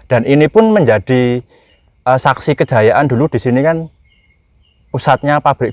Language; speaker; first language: Indonesian; native; Indonesian